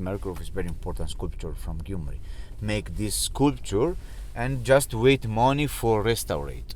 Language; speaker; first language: English; non-native, learner; Italian